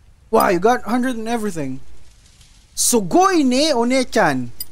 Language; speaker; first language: English; non-native, local second language; Filipino